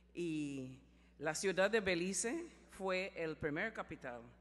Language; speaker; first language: Spanish; non-native, learner; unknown